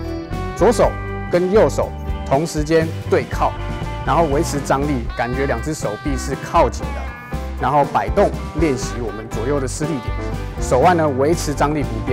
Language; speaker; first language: Chinese; native; Chinese